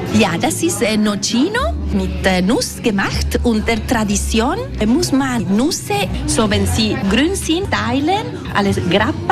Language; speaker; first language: German; non-native, local second language; Italian